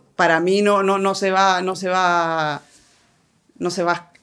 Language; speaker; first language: Spanish; native; Spanish